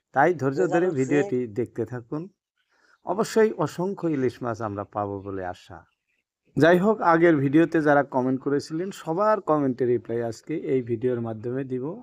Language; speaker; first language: Bangla; non-native, local second language; Assamese